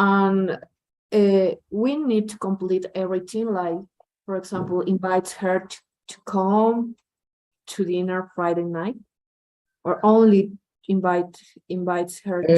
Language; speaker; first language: English; non-native, learner; Spanish